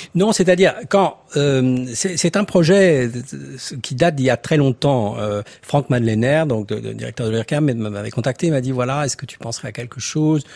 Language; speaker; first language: French; native; French